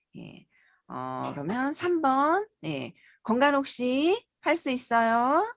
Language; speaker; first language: Korean; native; Korean